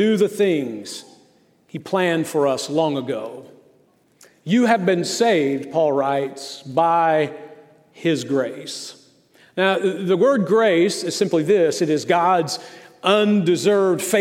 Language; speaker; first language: English; native; English